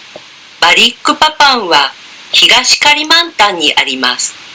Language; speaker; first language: Japanese; non-native, learner; Indonesian